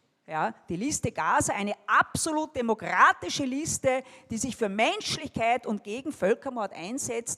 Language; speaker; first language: German; native; German